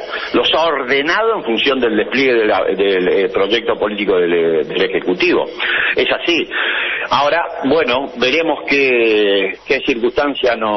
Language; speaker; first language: Spanish; native; Spanish